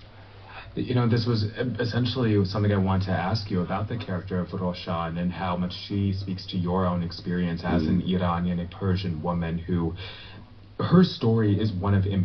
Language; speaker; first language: English; native; English